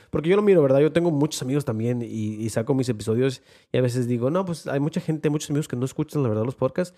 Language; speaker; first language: Spanish; early bilingual, heritage; Spanish